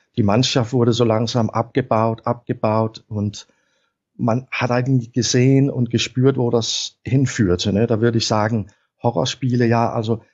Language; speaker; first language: German; non-native, fluent; Danish